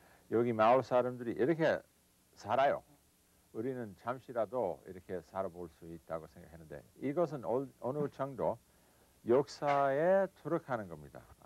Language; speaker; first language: Korean; non-native, fluent; English